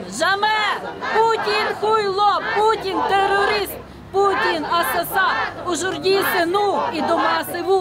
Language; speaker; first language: French; non-native, learner; Ukrainian